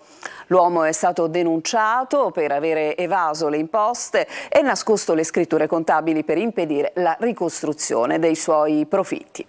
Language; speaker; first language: Italian; native; Italian